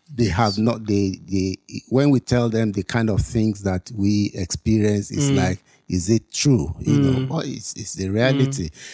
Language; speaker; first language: English; non-native, local second language; Yoruba